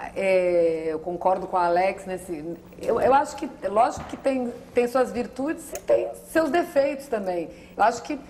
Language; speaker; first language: Portuguese; native; Portuguese